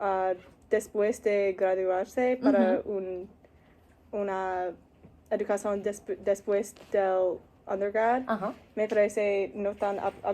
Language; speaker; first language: Spanish; non-native, learner; English